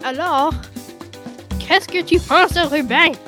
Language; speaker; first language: French; non-native, local second language; English